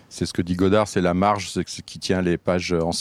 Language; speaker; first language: French; native; French